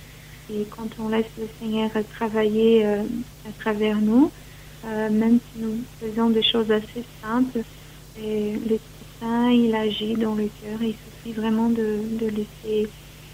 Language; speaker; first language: French; non-native, fluent; Portuguese